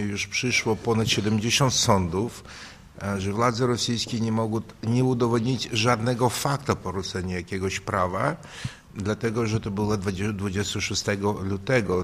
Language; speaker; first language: Polish; non-native, learner; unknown